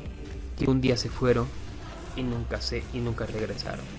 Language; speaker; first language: Spanish; native; Spanish